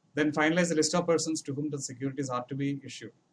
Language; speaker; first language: English; non-native, local second language; Malayalam